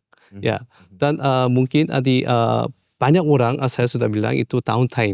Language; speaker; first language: Indonesian; non-native, learner; Korean